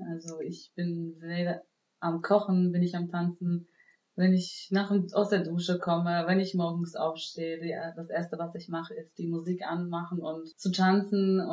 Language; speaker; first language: German; native; German